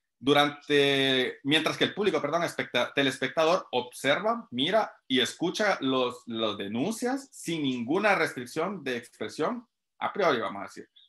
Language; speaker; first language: Spanish; native; Spanish